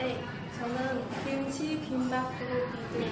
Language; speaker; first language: Korean; non-native, learner; Vietnamese